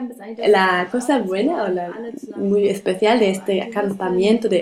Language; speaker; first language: Spanish; non-native, learner; German